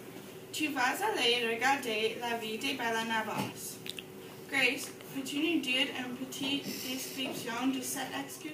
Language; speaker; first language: French; non-native, learner; English